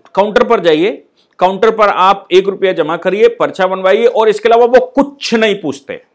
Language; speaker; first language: Hindi; native; Hindi